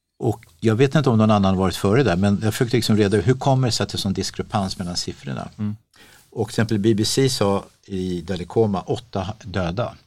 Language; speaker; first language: Swedish; native; Swedish